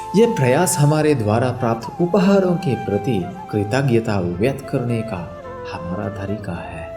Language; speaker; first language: Hindi; non-native, fluent; Sinhala